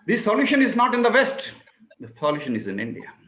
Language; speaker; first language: English; non-native, local second language; Hindi